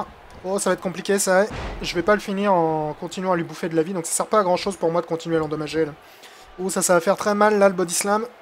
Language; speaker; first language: French; native; French